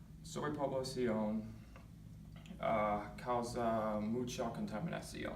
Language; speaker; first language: Spanish; non-native, learner; English